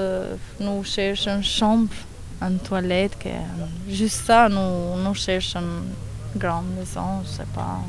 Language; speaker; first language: French; non-native, learner; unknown